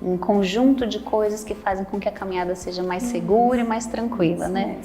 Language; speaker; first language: Portuguese; native; Portuguese